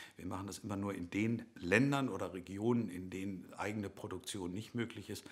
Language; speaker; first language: German; native; German